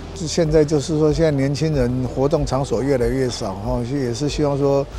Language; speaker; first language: Chinese; native; Chinese